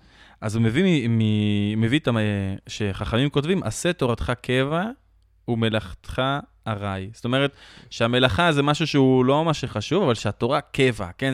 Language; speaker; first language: Hebrew; native; Hebrew